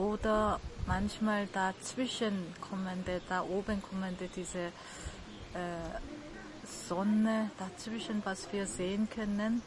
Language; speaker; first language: German; non-native, learner; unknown